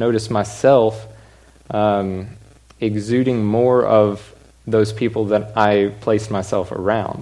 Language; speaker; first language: English; native; English